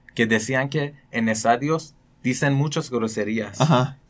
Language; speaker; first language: Spanish; non-native, learner; Persian